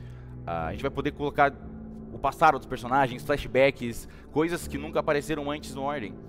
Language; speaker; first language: Portuguese; native; Portuguese